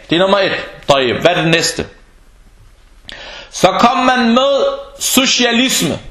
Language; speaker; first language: Danish; non-native, fluent; Arabic